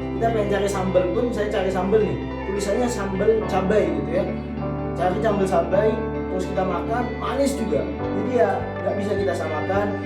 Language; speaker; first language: Indonesian; native; Indonesian